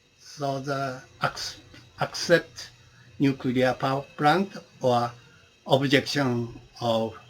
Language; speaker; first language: English; non-native, learner; Japanese